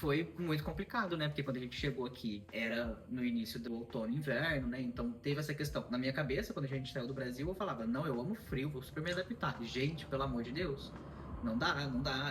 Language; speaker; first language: Portuguese; native; Portuguese